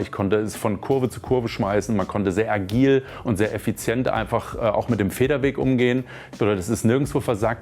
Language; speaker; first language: German; native; German